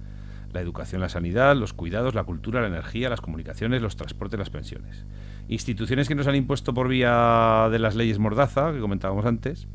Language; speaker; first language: Spanish; native; Spanish